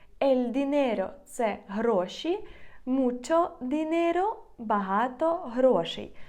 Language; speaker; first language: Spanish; non-native, fluent; Ukrainian